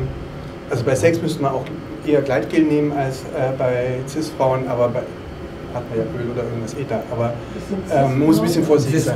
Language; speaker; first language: German; native; German